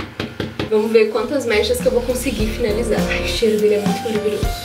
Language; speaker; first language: Portuguese; native; Portuguese